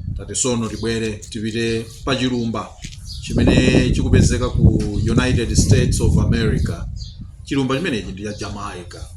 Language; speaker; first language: Nyanja; native; Nyanja